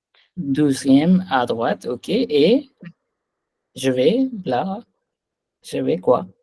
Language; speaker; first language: French; non-native, fluent; Hindi